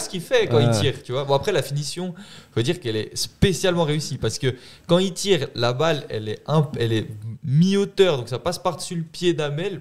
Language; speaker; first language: French; native; French